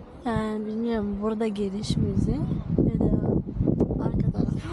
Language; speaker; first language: Turkish; non-native, learner; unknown